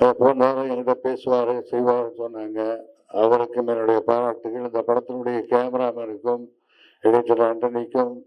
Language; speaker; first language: Tamil; native; Tamil